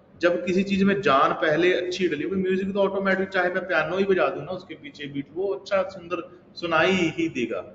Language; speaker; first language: Hindi; non-native, local second language; Punjabi